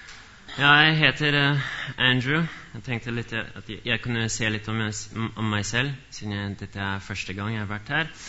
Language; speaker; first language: Swedish; non-native, fluent; English